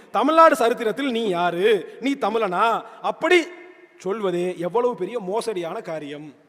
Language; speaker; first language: Tamil; native; Tamil